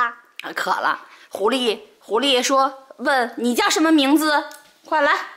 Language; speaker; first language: Chinese; native; Chinese